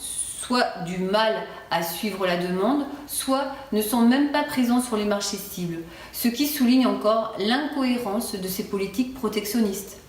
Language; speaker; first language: French; native; French